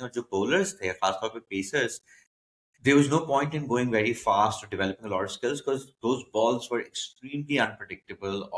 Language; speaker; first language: English; non-native, local second language; Hindi